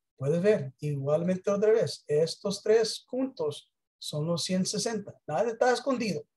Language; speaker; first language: Spanish; early bilingual, heritage; English